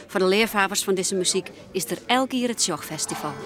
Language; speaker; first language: Dutch; non-native, local second language; Western Frisian